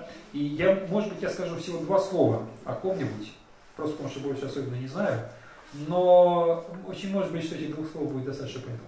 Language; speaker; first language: Russian; native; Russian